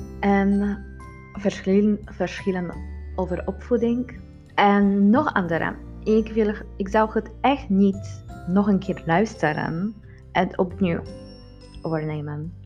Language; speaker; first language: Dutch; non-native, learner; Polish